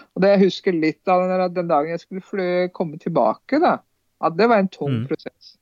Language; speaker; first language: Norwegian; early bilingual, other home language; Punjabi